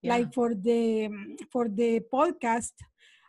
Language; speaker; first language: English; non-native, fluent; Spanish